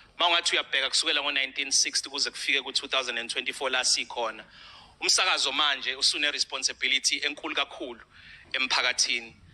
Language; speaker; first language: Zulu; native; Zulu